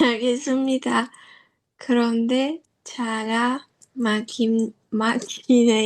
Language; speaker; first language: Korean; non-native, learner; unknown